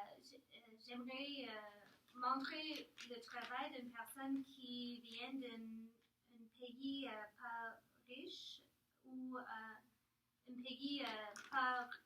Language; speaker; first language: French; non-native, learner; English